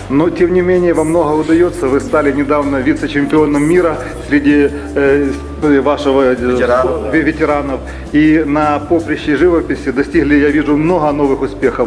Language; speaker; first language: Russian; native; Russian